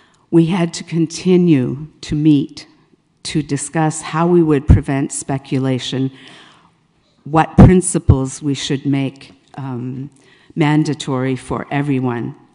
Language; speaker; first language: English; native; English